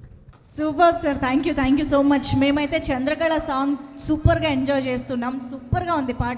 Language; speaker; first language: Telugu; native; Telugu